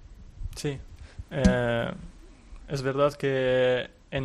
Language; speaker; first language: Spanish; non-native, fluent; Italian